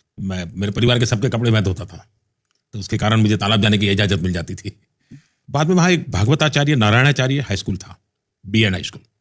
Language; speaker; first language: Hindi; non-native, local second language; Gujarati